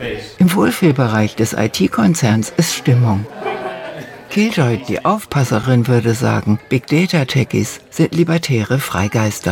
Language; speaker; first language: German; native; German